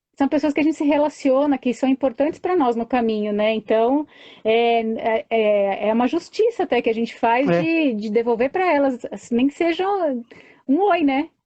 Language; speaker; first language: Portuguese; native; Portuguese